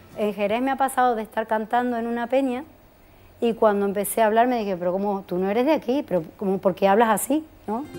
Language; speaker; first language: Spanish; native; Spanish